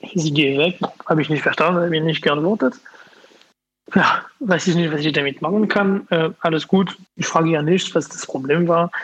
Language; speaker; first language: German; non-native, fluent; French